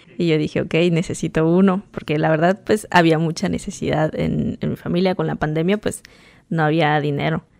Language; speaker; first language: Spanish; native; Spanish